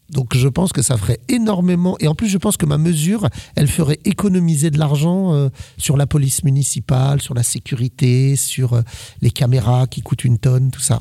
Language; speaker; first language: French; native; French